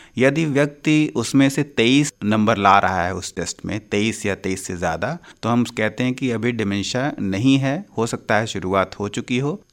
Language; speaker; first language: Hindi; native; Hindi